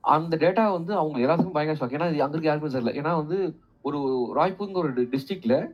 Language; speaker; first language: Tamil; native; Tamil